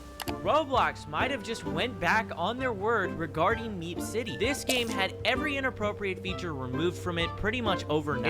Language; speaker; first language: English; native; English